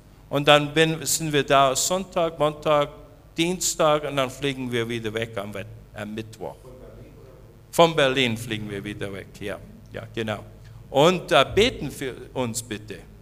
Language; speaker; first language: German; non-native, learner; English